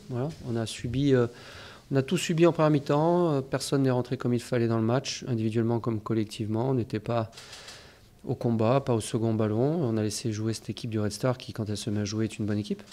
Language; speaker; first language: French; native; French